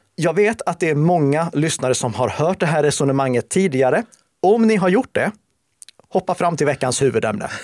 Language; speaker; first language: Swedish; native; Swedish